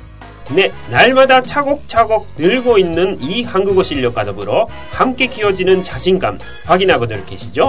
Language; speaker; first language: Korean; non-native, fluent; Japanese